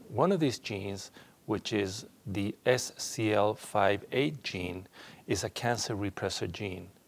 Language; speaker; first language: English; non-native, fluent; Spanish